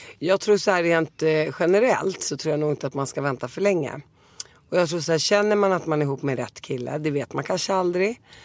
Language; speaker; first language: Swedish; early bilingual, other home language; Arabic